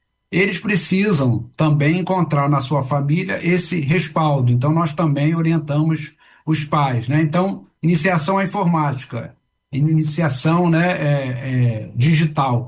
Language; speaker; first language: Portuguese; native; Portuguese